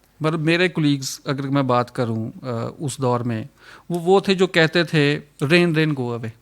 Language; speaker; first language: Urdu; non-native, local second language; Punjabi